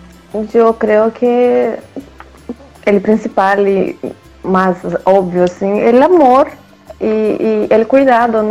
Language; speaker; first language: Spanish; non-native, fluent; Portuguese